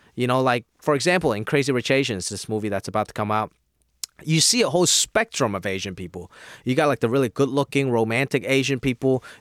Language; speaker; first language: English; non-native, local second language; Cantonese